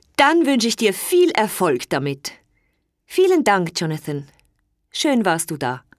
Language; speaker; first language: German; native; German